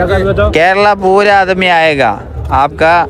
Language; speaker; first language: Hindi; non-native, local second language; Malayalam